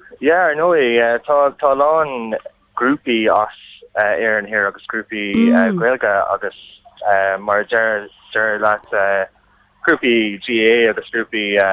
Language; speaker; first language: Irish; non-native, learner; English